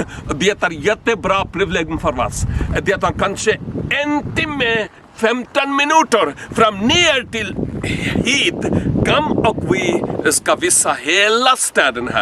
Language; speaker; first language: Swedish; non-native, learner; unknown